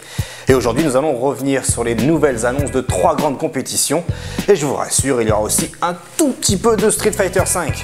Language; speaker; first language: French; native; French